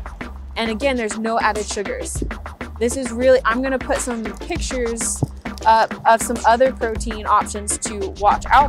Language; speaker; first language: English; native; English